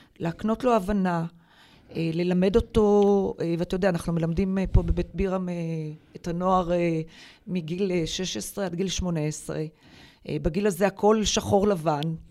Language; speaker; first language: Hebrew; native; Hebrew